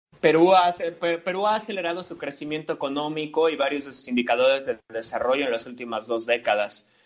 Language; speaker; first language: Spanish; native; Spanish